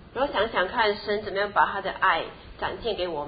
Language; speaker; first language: Chinese; native; Chinese